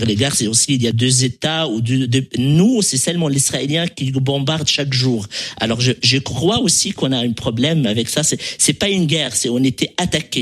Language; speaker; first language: French; non-native, local second language; Arabic